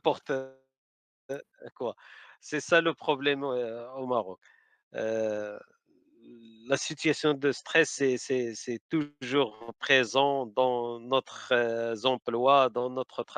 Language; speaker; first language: French; non-native, local second language; Arabic